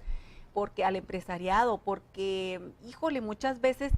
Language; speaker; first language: Spanish; native; Spanish